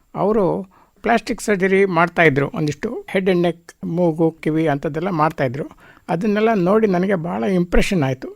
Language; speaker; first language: Kannada; native; Kannada